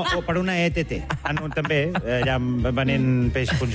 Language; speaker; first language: Catalan; native; Catalan